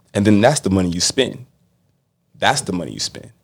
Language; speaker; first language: English; native; English